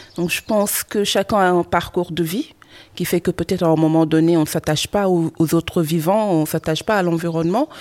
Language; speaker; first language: French; non-native, local second language; Wolof